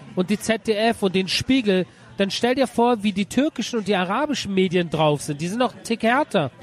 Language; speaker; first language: German; early bilingual, other home language; Persian